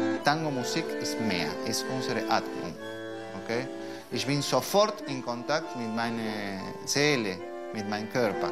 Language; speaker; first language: German; non-native, learner; Spanish